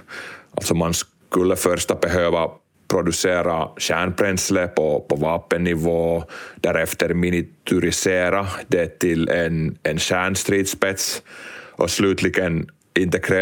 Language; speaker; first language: Swedish; non-native, local second language; Finnish